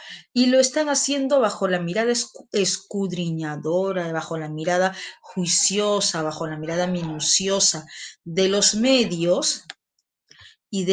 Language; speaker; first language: Spanish; native; Spanish